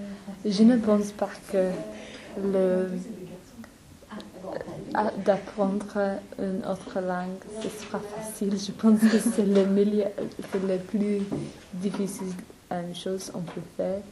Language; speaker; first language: French; non-native, learner; English